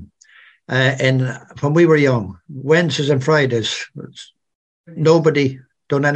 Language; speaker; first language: English; native; English